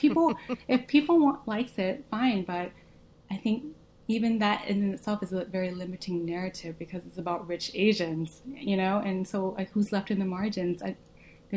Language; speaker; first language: English; early bilingual, other home language; Vietnamese